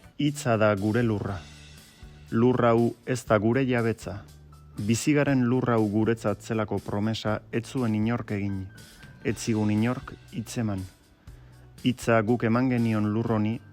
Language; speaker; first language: Basque; native; Basque